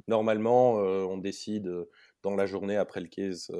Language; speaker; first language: French; native; French